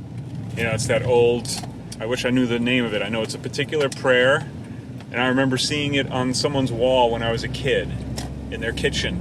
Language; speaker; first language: English; native; English